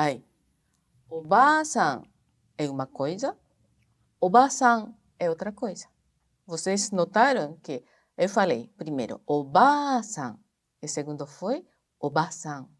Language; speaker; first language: Portuguese; non-native, fluent; Japanese